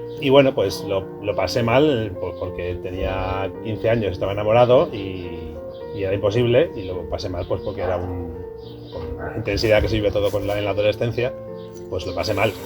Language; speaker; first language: Spanish; native; Spanish